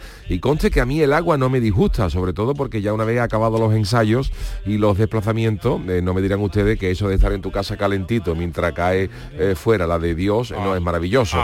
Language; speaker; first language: Spanish; native; Spanish